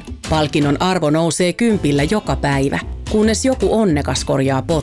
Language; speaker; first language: Finnish; native; Finnish